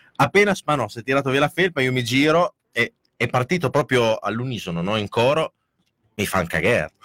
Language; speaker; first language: Italian; native; Italian